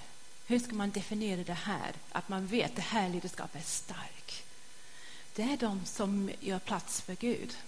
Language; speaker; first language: Swedish; non-native, fluent; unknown